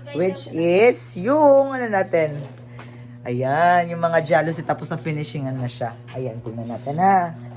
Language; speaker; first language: Filipino; native; Filipino